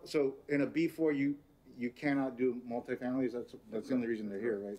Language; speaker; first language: English; early bilingual, other home language; Spanish